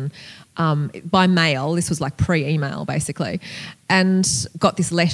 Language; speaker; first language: English; native; English